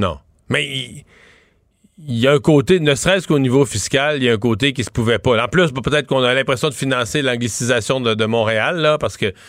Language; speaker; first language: French; native; French